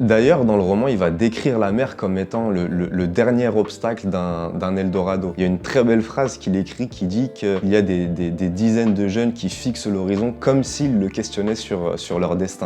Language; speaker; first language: French; native; French